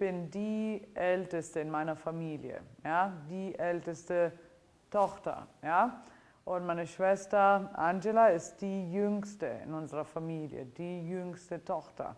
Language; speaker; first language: German; non-native, fluent; Italian